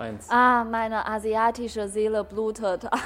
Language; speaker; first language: German; non-native, fluent; Chinese